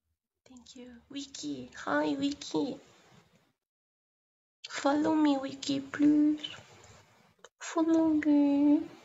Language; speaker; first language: English; non-native, learner; Italian